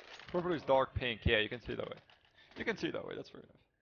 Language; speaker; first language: English; non-native, fluent; French